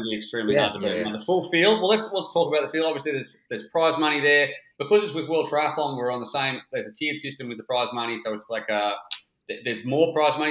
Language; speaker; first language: English; native; English